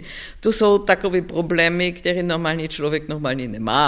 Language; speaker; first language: Czech; non-native, learner; German